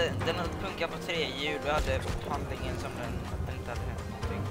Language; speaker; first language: Swedish; native; Swedish